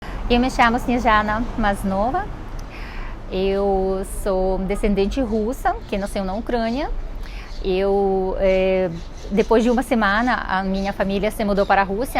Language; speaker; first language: Portuguese; non-native, fluent; Russian